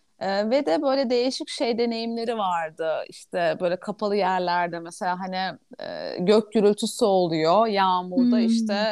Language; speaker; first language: Turkish; native; Turkish